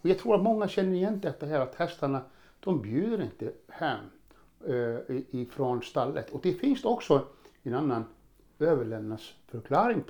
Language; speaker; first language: Swedish; non-native, fluent; Icelandic